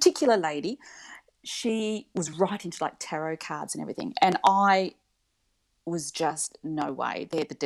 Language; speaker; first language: English; native; English